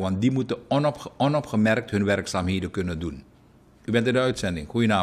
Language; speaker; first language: Dutch; native; Dutch